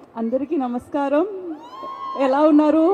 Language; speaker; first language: Telugu; non-native, fluent; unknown